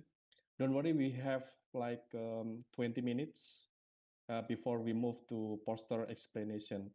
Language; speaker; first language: English; non-native, fluent; Indonesian